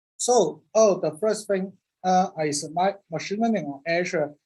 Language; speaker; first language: English; non-native, learner; Cantonese